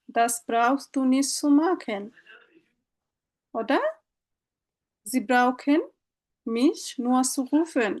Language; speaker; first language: German; non-native, fluent; Bangla